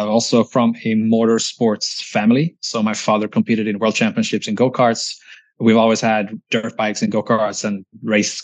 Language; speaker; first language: English; non-native, fluent; Swedish